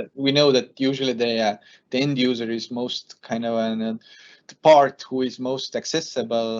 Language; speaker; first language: English; non-native, fluent; Estonian